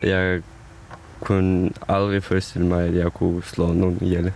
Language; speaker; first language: Danish; non-native, fluent; Ukrainian